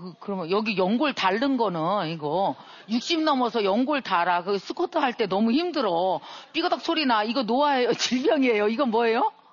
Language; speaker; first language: Korean; native; Korean